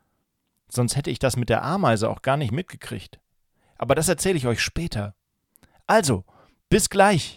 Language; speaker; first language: German; native; German